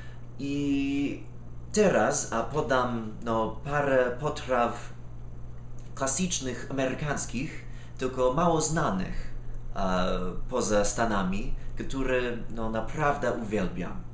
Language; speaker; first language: Polish; non-native, fluent; English